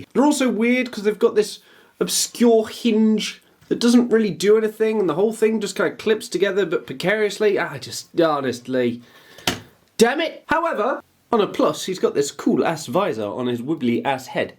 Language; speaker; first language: English; native; English